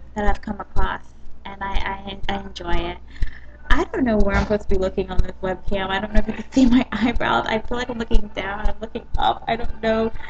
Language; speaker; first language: English; native; English